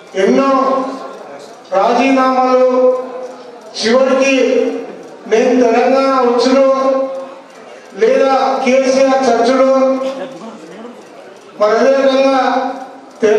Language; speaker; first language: Telugu; native; Telugu